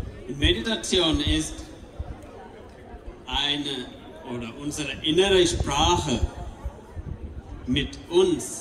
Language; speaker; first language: German; non-native, learner; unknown